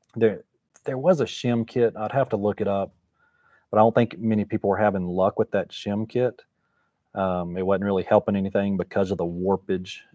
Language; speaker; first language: English; native; English